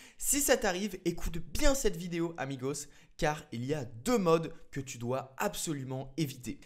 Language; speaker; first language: French; native; French